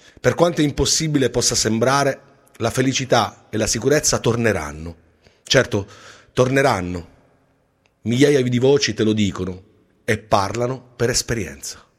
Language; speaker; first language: Italian; native; Italian